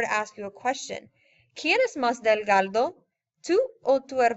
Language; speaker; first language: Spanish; non-native, fluent; English